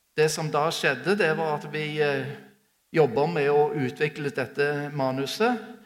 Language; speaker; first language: Norwegian; native; Norwegian